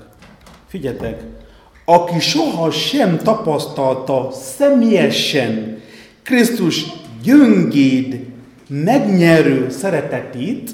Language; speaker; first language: Hungarian; non-native, fluent; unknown